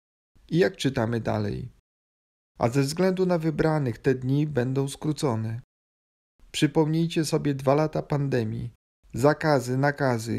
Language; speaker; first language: Polish; native; Polish